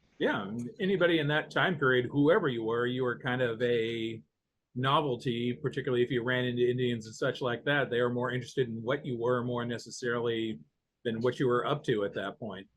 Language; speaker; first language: English; native; English